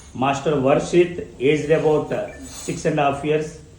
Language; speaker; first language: English; non-native, local second language; Telugu